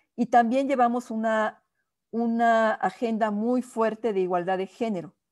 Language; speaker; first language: Spanish; native; Spanish